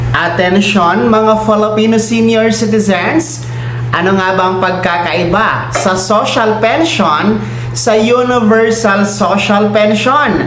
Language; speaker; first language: Filipino; native; Filipino